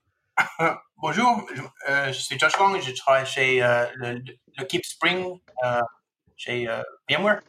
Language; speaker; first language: French; non-native, fluent; English